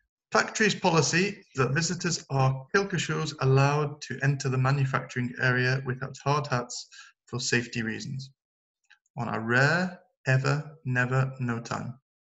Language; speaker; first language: English; native; English